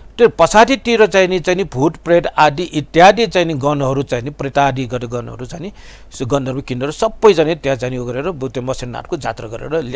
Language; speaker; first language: Nepali; non-native, local second language; Newari